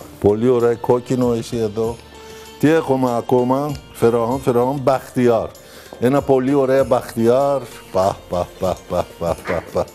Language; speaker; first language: Greek; non-native, fluent; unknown